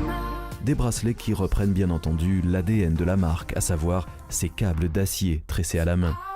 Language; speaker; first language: French; native; French